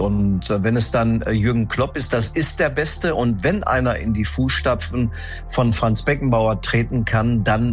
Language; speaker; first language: German; native; German